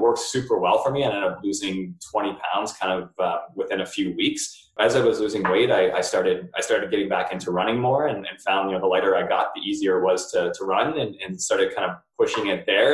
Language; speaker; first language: English; native; English